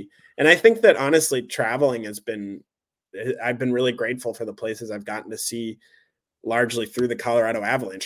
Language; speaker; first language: English; native; English